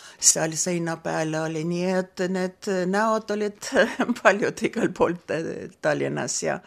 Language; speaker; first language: Estonian; non-native, local second language; Russian